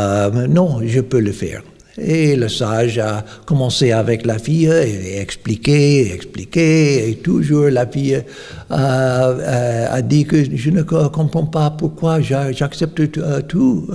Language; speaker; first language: French; non-native, fluent; English